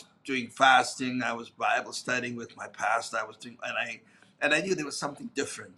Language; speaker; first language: English; non-native, local second language; Afrikaans